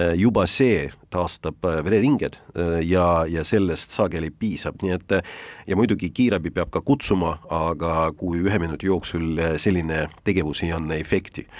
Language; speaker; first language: Estonian; non-native, local second language; Russian